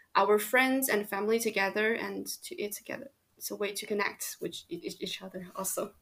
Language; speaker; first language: English; non-native, fluent; Chinese